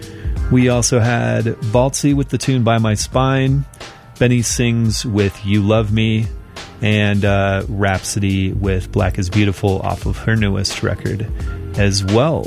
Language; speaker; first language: English; native; English